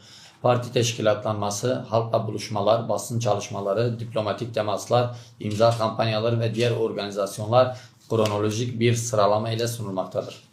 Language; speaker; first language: Turkish; native; Turkish